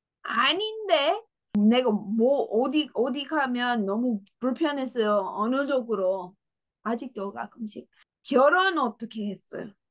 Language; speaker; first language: Korean; non-native, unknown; English